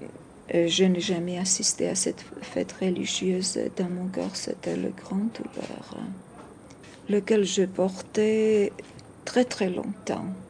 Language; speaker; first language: French; non-native, fluent; Georgian